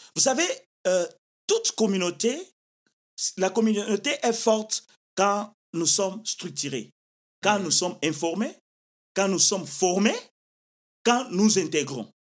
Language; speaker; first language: French; non-native, local second language; Lingala